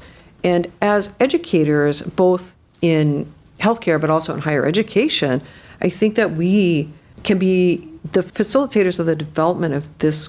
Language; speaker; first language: English; native; English